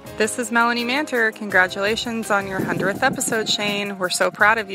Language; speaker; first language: English; native; English